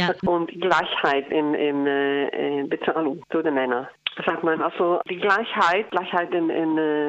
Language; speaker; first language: German; non-native, learner; Icelandic